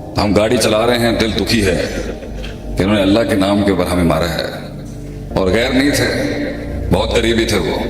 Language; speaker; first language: Urdu; native; Urdu